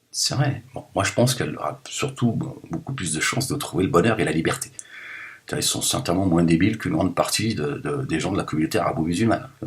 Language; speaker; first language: French; native; French